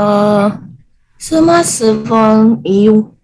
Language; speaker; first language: Korean; non-native, learner; Vietnamese